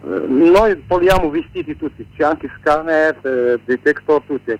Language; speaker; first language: Italian; non-native, learner; Arabic